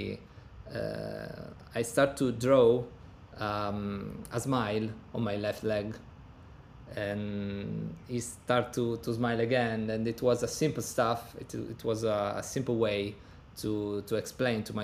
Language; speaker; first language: English; non-native, learner; Italian